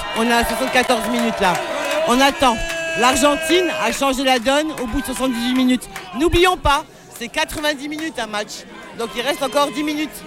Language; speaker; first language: French; non-native, local second language; Arabic